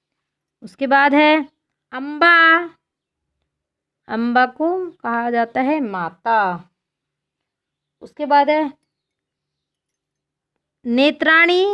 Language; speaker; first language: Hindi; native; Hindi